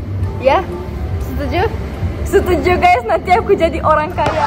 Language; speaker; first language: Indonesian; non-native, fluent; German